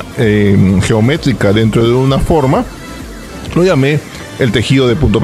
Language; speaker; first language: Spanish; native; Spanish